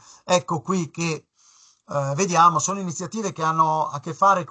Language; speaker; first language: Italian; native; Italian